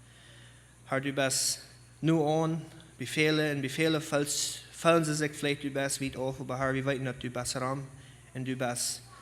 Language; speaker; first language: German; non-native, learner; Plautdietsch